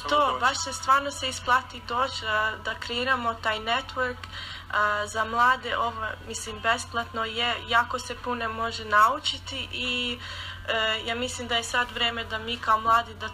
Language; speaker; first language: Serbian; early bilingual, heritage; Serbian